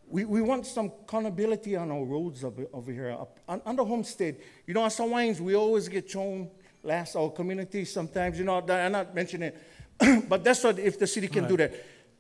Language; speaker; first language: English; native; English